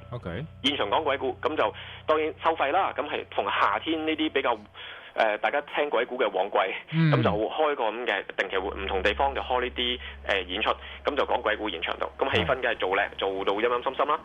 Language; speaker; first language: Cantonese; native; Cantonese